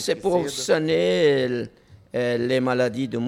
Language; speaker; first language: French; non-native, learner; Portuguese